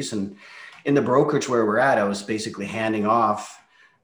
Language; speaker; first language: English; non-native, fluent; Norwegian